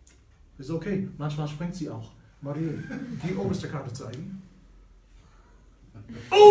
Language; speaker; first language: German; non-native, fluent; English